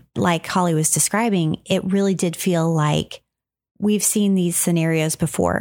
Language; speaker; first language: English; native; English